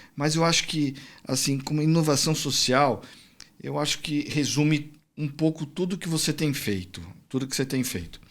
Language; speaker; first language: Portuguese; native; Portuguese